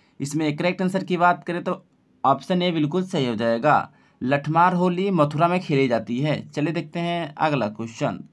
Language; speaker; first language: Hindi; native; Hindi